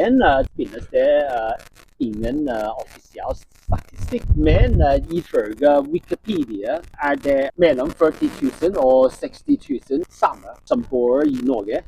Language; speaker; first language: Norwegian; non-native, learner; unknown